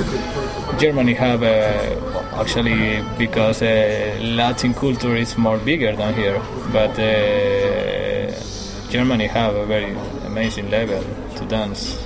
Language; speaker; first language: English; non-native, learner; Spanish